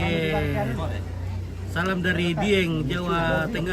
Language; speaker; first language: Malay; non-native, local second language; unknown